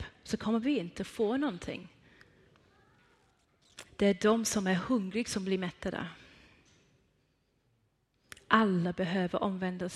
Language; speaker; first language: Swedish; non-native, fluent; Persian